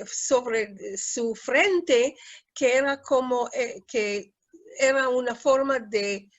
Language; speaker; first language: Spanish; early bilingual, heritage; Spanish